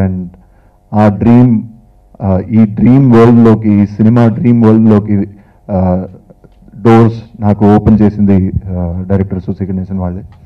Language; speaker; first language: Telugu; non-native, learner; Tamil